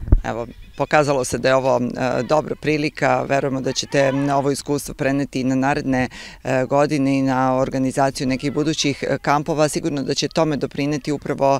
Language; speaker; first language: Serbian; native; Serbian